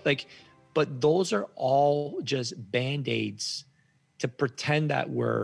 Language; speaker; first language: English; native; English